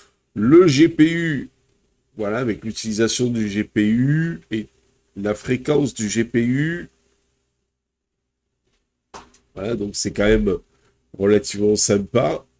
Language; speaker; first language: French; native; French